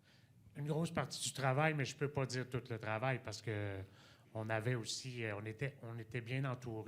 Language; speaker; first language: French; native; French